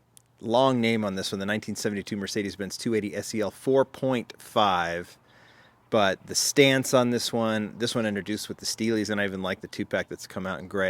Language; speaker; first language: English; native; English